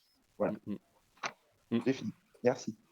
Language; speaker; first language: French; native; French